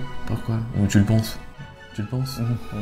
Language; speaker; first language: French; native; French